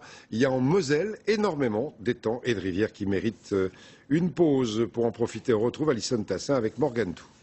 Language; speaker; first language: French; native; French